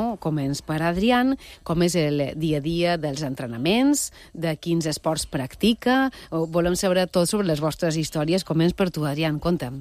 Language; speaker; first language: Catalan; native; Catalan